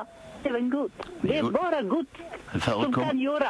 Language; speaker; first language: Swedish; non-native, fluent; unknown